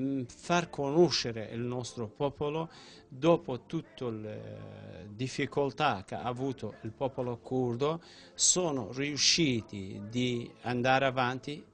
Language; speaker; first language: Italian; non-native, fluent; Central Kurdish